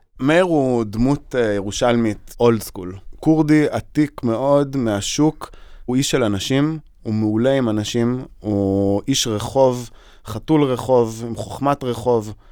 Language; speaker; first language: Hebrew; native; Hebrew